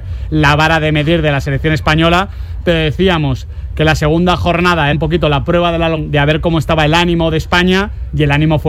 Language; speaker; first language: Spanish; native; Spanish